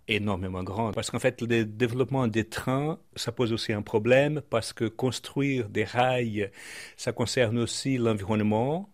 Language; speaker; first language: French; non-native, fluent; Portuguese